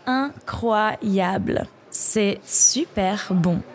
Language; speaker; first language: French; non-native, learner; English